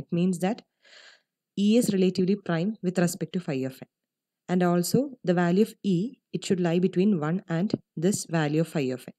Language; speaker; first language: English; non-native, local second language; Malayalam